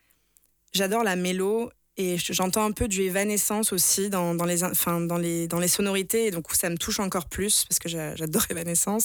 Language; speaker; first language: French; native; French